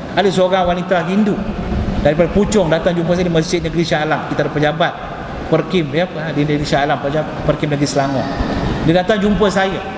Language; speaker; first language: Malay; non-native, local second language; Tamil